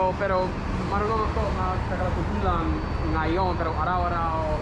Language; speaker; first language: Filipino; non-native, learner; English